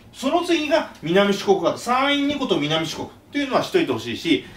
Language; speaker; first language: Japanese; native; Japanese